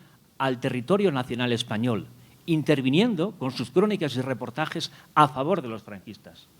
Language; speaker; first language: Spanish; native; Spanish